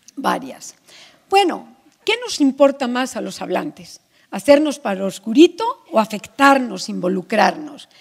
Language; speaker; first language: Spanish; native; Spanish